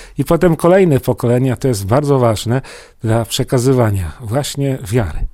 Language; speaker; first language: Polish; native; Polish